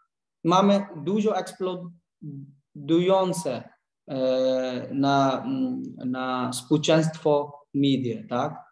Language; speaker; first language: Polish; non-native, learner; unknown